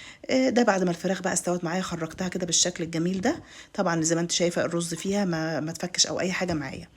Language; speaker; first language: Arabic; native; Arabic